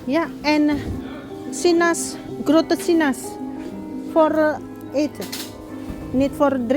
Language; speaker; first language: Dutch; non-native, learner; Indonesian